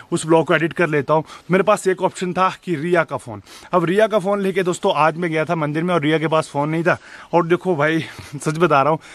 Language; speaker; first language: Hindi; native; Hindi